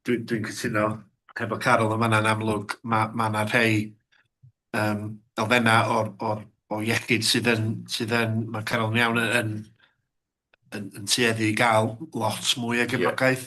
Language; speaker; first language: Welsh; native; Welsh